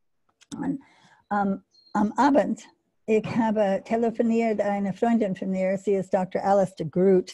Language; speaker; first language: German; non-native, learner; English